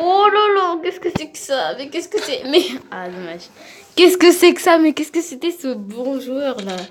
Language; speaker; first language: French; native; French